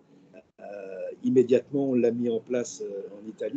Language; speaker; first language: French; native; French